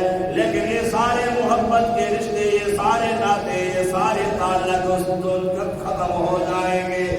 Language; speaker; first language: Urdu; native; Urdu